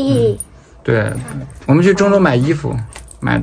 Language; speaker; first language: Chinese; native; Chinese